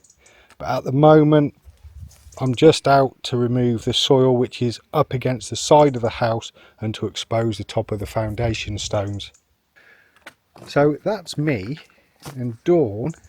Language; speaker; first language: English; native; English